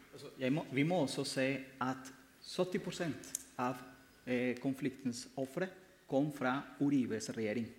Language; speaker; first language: Norwegian; non-native, fluent; Spanish